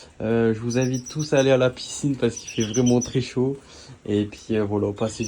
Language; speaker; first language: French; native; French